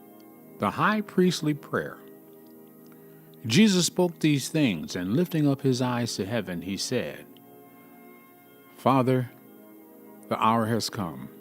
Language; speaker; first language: English; native; English